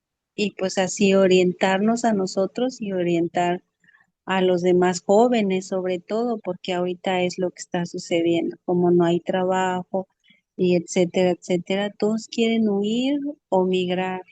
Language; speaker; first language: Spanish; native; Spanish